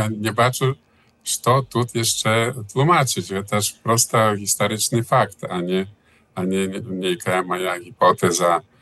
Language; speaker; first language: Belarusian; early bilingual, heritage; Belarusian